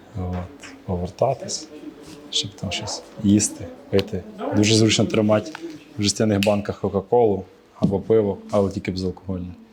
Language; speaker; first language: Ukrainian; non-native, local second language; Russian